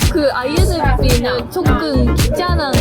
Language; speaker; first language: Korean; non-native, fluent; Japanese